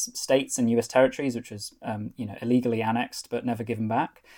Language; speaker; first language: English; non-native, local second language; Welsh